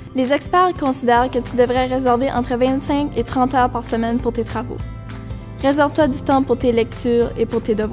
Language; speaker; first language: French; non-native, local second language; Arabic